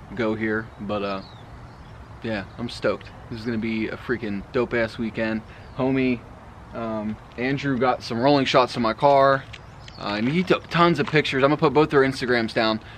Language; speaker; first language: English; native; English